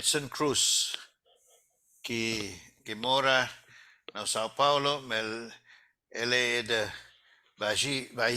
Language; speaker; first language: Portuguese; non-native, fluent; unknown